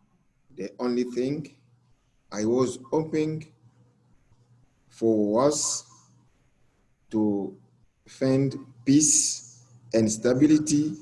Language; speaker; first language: English; non-native, learner; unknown